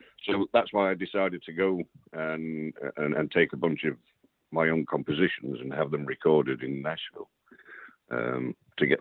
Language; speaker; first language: English; native; English